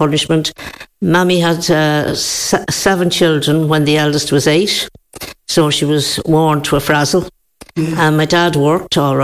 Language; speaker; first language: English; native; English